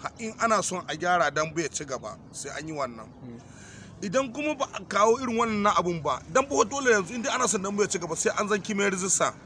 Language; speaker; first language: Hausa; native; Hausa